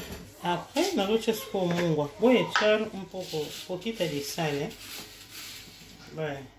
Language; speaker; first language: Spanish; non-native, learner; Lingala